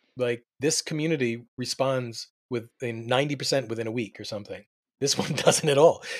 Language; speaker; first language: English; native; English